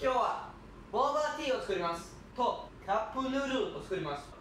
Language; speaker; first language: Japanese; non-native, learner; English